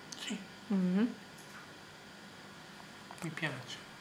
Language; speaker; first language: Italian; non-native, learner; German